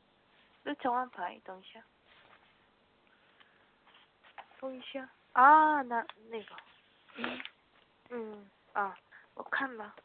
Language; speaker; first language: Chinese; non-native, learner; Korean